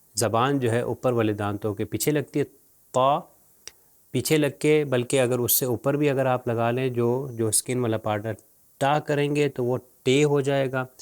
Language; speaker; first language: Urdu; native; Urdu